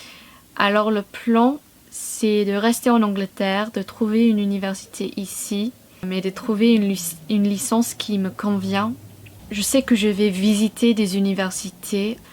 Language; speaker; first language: French; non-native, fluent; English